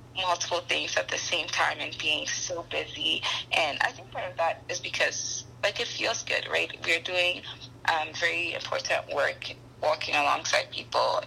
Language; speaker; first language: English; non-native, local second language; Akan